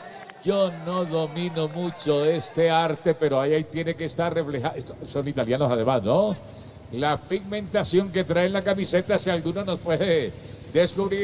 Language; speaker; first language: Spanish; native; Spanish